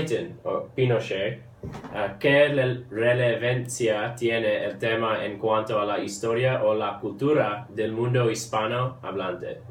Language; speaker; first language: Spanish; early bilingual, heritage; English